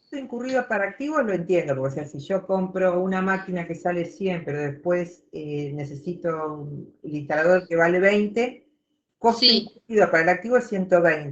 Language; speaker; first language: Spanish; native; Spanish